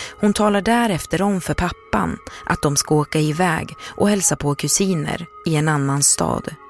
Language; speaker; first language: Swedish; native; Swedish